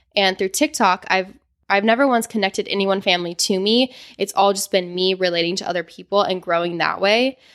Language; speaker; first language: English; native; English